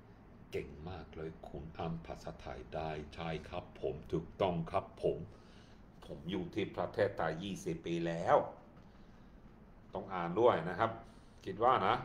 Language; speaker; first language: Thai; non-native, learner; Swedish